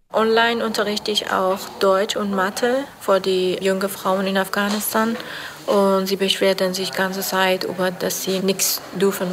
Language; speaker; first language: German; non-native, learner; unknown